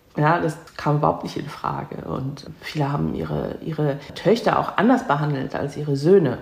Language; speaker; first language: German; early bilingual, other home language; Korean